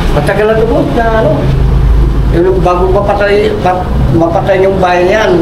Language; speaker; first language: Filipino; non-native, local second language; Iloko